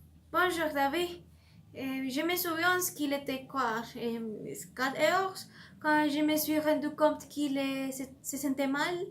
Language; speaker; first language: French; non-native, learner; Spanish